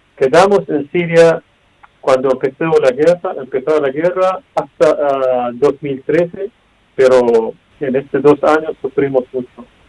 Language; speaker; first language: Spanish; non-native, learner; Arabic